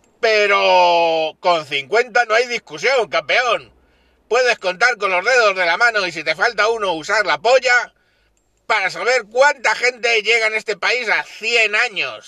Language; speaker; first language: Spanish; native; Spanish